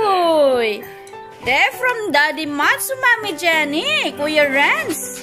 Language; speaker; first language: Swedish; non-native, learner; Filipino